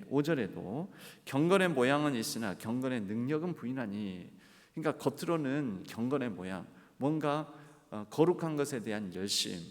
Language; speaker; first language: Korean; native; Korean